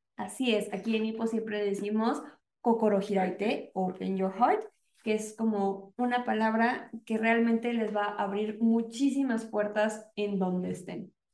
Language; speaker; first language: Spanish; native; Spanish